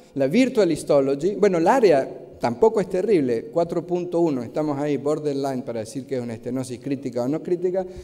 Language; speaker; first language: Spanish; native; Spanish